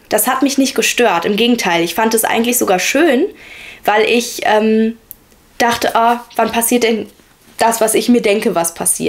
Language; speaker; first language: German; native; German